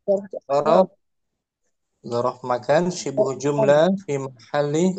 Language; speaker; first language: Arabic; non-native, fluent; Indonesian